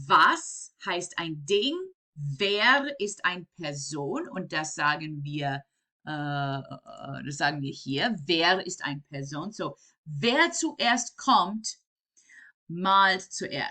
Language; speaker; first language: German; non-native, fluent; English